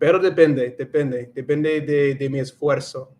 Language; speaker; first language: Spanish; non-native, learner; English